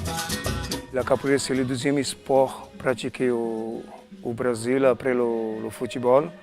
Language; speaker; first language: French; non-native, fluent; Portuguese